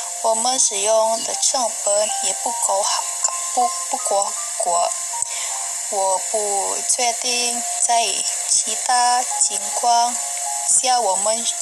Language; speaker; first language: Chinese; non-native, learner; Indonesian